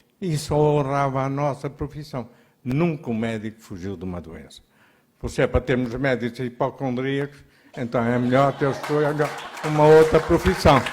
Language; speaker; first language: Portuguese; early bilingual, heritage; Portuguese